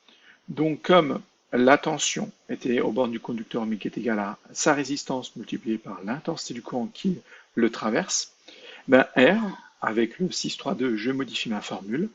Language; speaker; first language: French; native; French